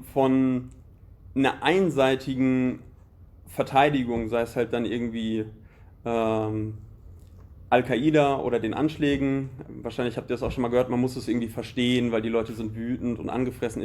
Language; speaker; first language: German; native; German